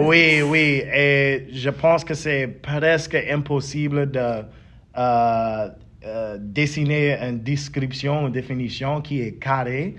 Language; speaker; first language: French; early bilingual, heritage; English